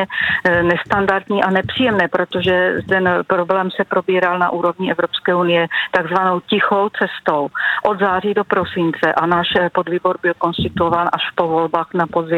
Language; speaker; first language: Czech; native; Czech